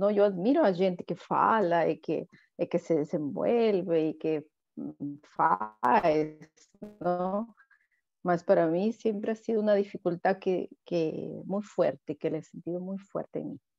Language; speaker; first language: Portuguese; non-native, learner; Spanish